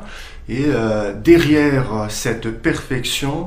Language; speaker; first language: French; non-native, fluent; Portuguese